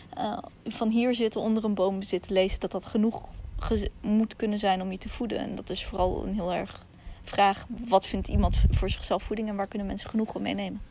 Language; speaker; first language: Dutch; early bilingual, other home language; Russian